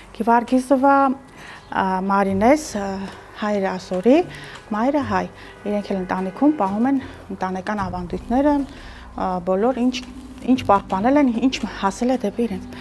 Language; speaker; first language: Armenian; non-native, local second language; Assyrian Neo-Aramaic